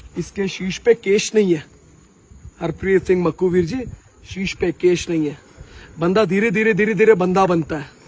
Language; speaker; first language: Hindi; non-native, local second language; Punjabi